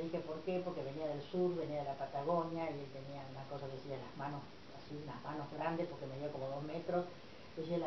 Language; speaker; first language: Spanish; native; Spanish